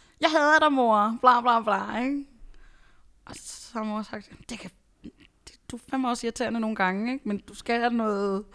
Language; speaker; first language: Danish; early bilingual, other home language; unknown